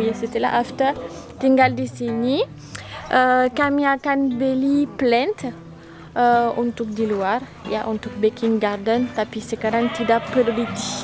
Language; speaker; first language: Indonesian; non-native, learner; French